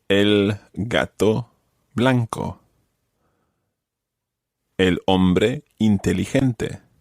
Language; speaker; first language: Spanish; non-native, fluent; English